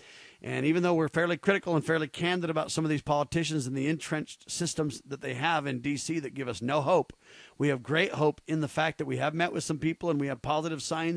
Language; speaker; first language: English; native; English